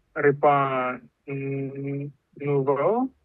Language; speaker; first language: French; non-native, fluent; Russian